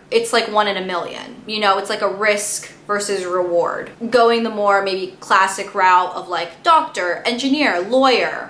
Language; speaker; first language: English; native; English